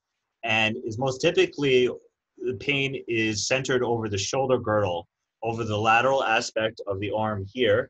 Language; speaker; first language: English; native; English